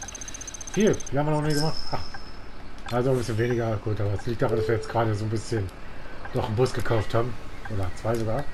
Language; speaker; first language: German; native; German